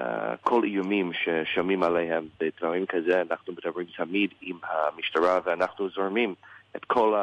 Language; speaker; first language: Hebrew; non-native, learner; English